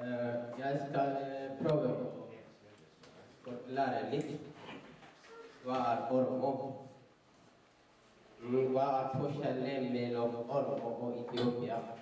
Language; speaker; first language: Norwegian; non-native, learner; Oromo